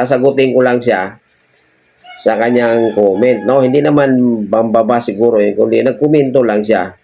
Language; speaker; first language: Filipino; non-native, local second language; Cebuano